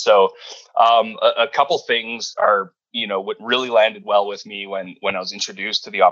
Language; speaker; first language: English; native; English